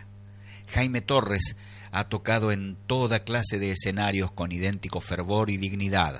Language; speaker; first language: Spanish; native; Spanish